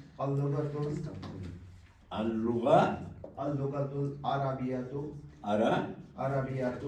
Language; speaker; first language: Arabic; non-native, learner; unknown